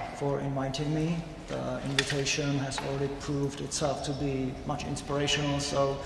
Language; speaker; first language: English; non-native, fluent; Czech